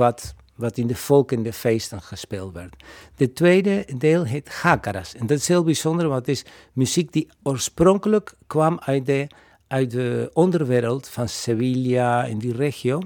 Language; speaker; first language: Dutch; non-native, fluent; Spanish